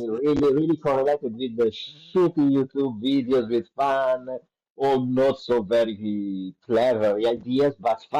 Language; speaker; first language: English; non-native, learner; Italian